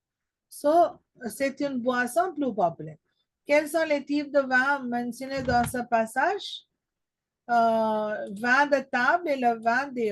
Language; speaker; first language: French; non-native, learner; Telugu